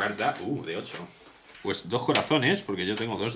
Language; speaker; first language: Spanish; native; Spanish